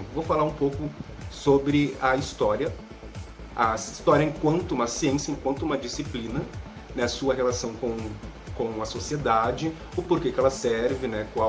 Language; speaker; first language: Portuguese; native; Portuguese